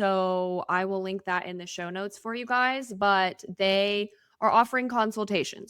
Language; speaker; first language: English; native; English